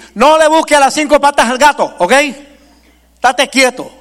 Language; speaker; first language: Spanish; early bilingual, heritage; Spanish